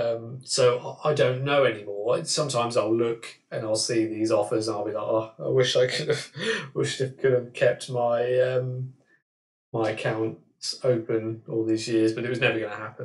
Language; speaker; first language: English; native; English